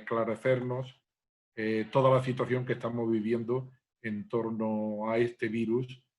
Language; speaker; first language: Spanish; native; Spanish